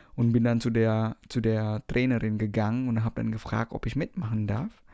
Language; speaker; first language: German; non-native, fluent; Indonesian